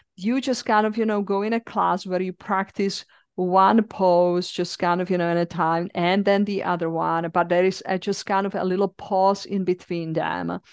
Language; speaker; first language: English; non-native, fluent; Czech